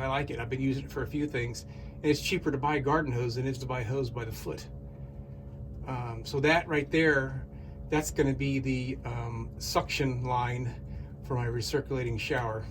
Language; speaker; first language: English; native; English